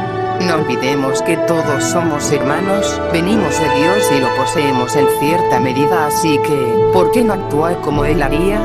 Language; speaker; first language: Spanish; native; Spanish